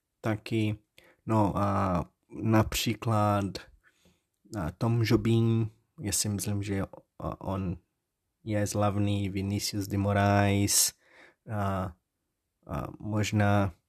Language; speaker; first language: Czech; non-native, learner; Portuguese